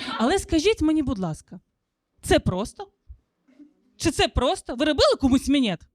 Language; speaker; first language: Ukrainian; non-native, local second language; Russian